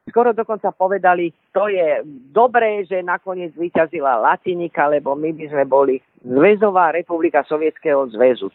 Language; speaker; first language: Slovak; early bilingual, other home language; Bulgarian